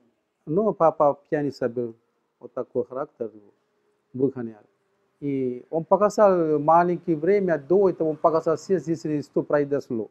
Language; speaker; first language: Russian; non-native, learner; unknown